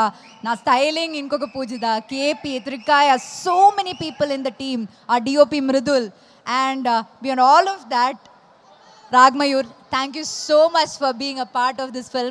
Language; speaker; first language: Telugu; non-native, fluent; Malayalam